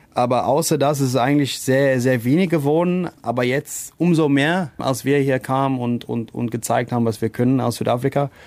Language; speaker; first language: German; non-native, fluent; Afrikaans